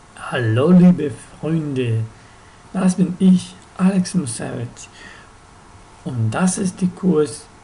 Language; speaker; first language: German; non-native, fluent; Ukrainian